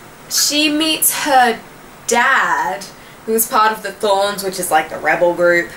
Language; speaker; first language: English; native; English